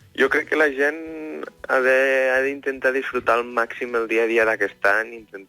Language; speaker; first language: Catalan; native; Catalan